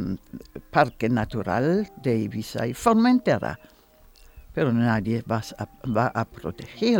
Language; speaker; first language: Spanish; non-native, learner; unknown